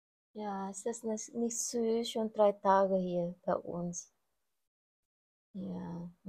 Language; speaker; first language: German; non-native, learner; Filipino